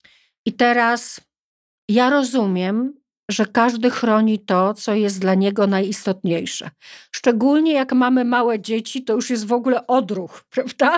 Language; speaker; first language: Polish; native; Polish